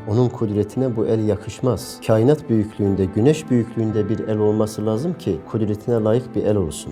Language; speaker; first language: Turkish; native; Turkish